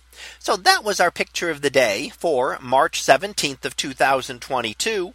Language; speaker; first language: English; native; English